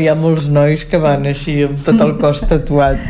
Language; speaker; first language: Catalan; native; Catalan